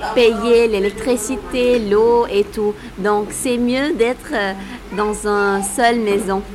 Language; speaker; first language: French; non-native, local second language; Arabic